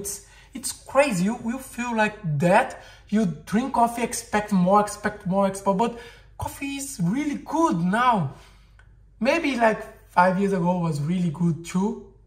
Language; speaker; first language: English; non-native, learner; Portuguese